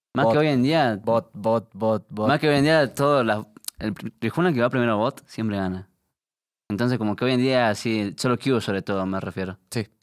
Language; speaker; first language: Spanish; native; Spanish